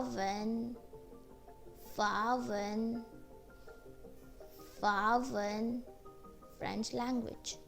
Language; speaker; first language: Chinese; non-native, fluent; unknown